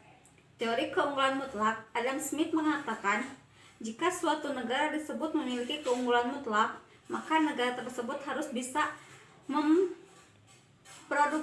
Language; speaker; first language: Indonesian; native; Indonesian